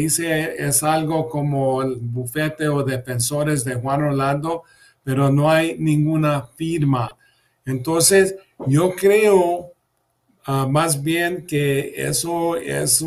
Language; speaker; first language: Spanish; early bilingual, heritage; English